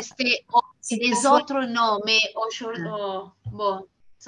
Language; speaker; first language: French; non-native, fluent; Spanish